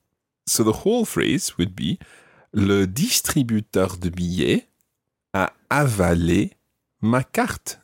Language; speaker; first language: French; non-native, fluent; English